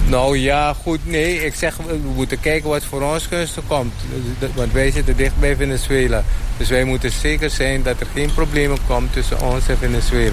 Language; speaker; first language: Dutch; non-native, local second language; Papiamento